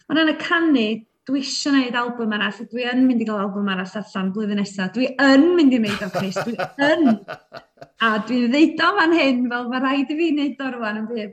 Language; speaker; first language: Welsh; native; Welsh